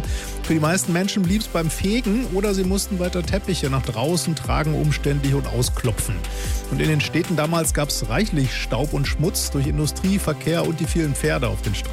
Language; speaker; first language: German; native; German